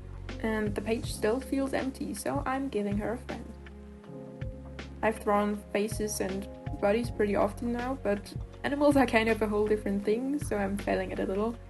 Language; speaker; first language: English; non-native, fluent; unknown